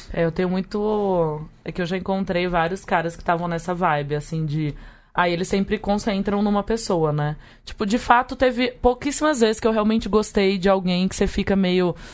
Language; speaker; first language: Portuguese; native; Portuguese